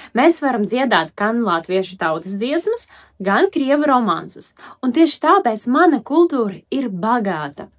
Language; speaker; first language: Latvian; non-native, local second language; Russian